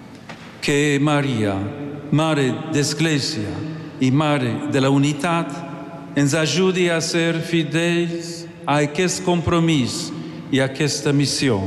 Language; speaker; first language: Catalan; non-native, fluent; English